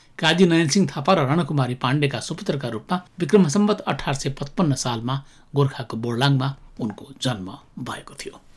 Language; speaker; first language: Nepali; native; Nepali